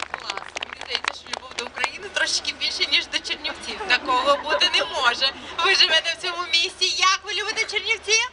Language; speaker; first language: Ukrainian; native; Ukrainian